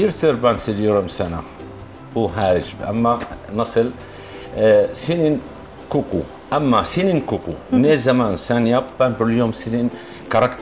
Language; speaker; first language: Turkish; non-native, learner; Arabic